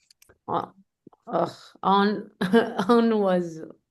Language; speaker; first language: French; non-native, learner; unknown